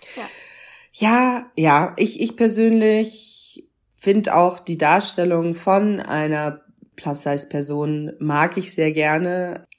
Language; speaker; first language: German; native; German